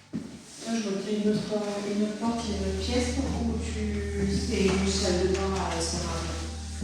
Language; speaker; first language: French; native; French